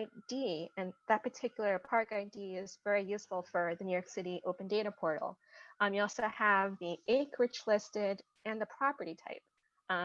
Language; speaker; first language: English; native; English